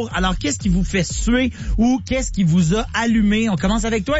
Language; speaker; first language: French; native; French